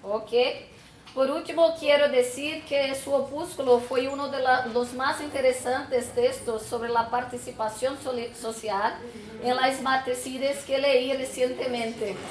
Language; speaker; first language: Spanish; non-native, learner; Portuguese